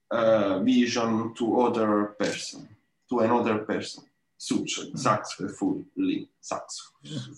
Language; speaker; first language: English; non-native, learner; Italian